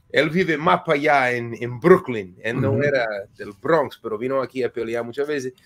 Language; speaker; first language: Spanish; non-native, fluent; English